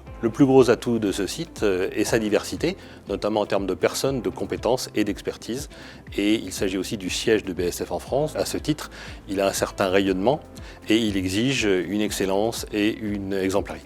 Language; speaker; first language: French; native; French